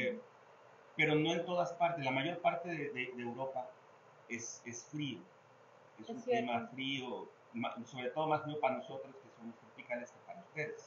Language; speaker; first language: Spanish; native; Spanish